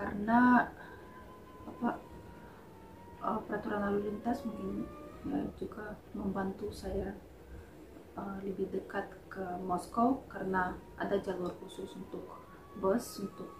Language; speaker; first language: Indonesian; non-native, fluent; Russian